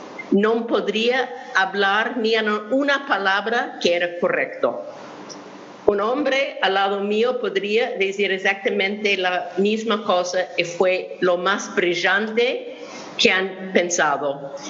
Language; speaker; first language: Spanish; non-native, fluent; English